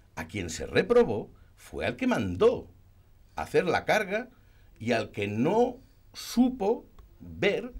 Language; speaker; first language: Spanish; non-native, local second language; Catalan